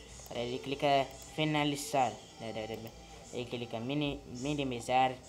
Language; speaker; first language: Spanish; non-native, learner; Portuguese